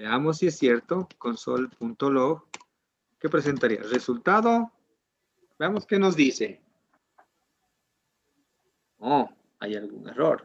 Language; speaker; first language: Spanish; native; Spanish